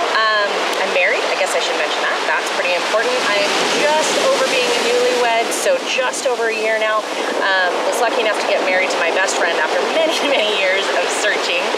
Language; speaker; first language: English; native; English